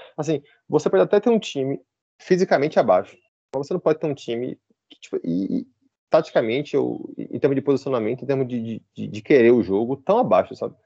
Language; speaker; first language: Portuguese; native; Portuguese